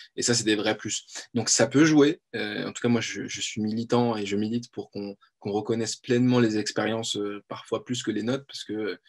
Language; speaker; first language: French; native; French